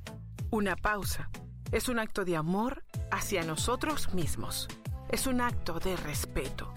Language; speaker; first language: Spanish; native; Spanish